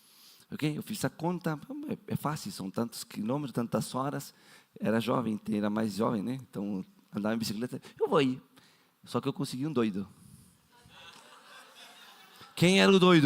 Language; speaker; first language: Portuguese; non-native, fluent; Spanish